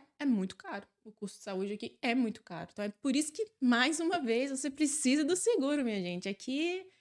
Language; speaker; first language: Portuguese; native; Portuguese